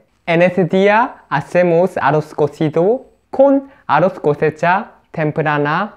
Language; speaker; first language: Spanish; non-native, learner; Korean